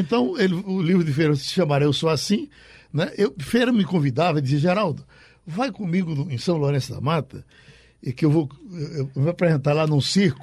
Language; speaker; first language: Portuguese; native; Portuguese